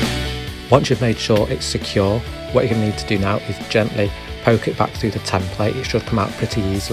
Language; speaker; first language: English; native; English